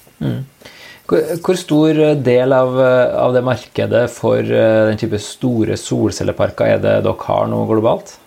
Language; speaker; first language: Norwegian; native; Norwegian